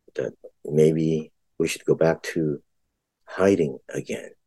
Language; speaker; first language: English; non-native, local second language; Filipino